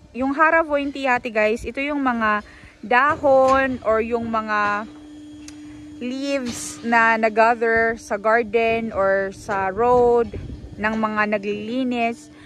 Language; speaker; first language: Filipino; non-native, local second language; Cebuano